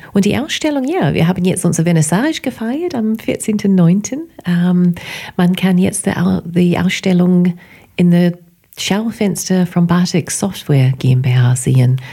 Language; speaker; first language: German; non-native, fluent; English